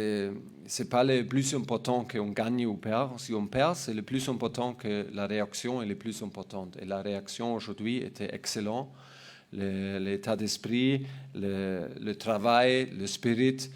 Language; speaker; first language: French; non-native, learner; German